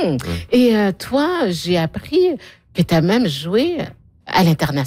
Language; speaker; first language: French; native; French